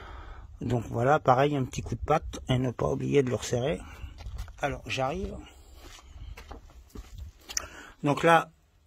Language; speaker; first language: French; native; French